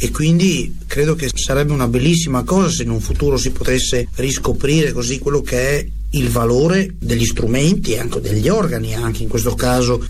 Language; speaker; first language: Italian; native; Italian